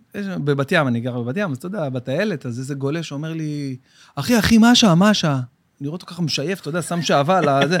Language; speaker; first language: Hebrew; native; Hebrew